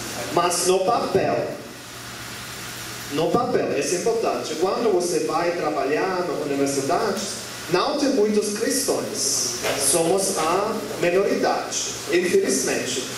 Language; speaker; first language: Portuguese; non-native, learner; German